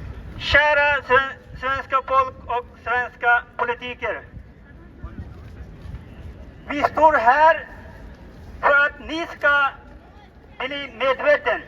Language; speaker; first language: Swedish; non-native, learner; Uyghur